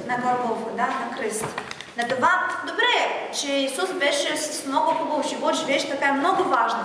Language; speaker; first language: Bulgarian; non-native, fluent; Russian